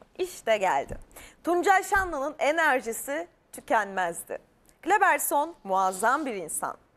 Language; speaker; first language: Turkish; native; Turkish